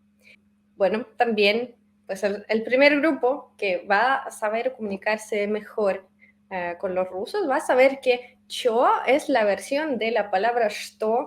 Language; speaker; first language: Spanish; non-native, fluent; Russian